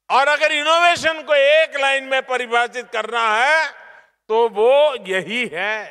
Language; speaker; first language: Hindi; non-native, local second language; Gujarati